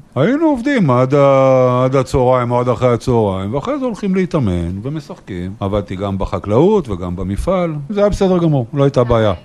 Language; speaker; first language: Hebrew; native; Hebrew